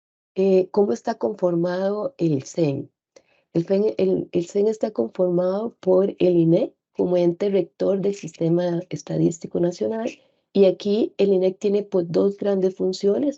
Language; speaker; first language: Spanish; native; Spanish